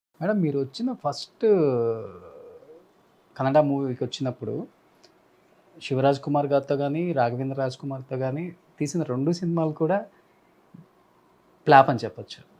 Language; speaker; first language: Telugu; native; Telugu